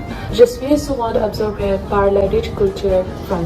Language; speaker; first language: French; non-native, learner; English